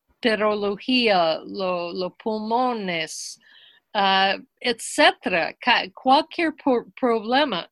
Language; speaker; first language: Spanish; non-native, fluent; English